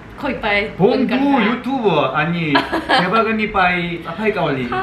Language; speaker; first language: Thai; non-native, learner; Korean